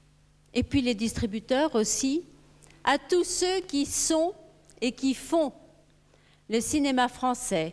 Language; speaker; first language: French; native; French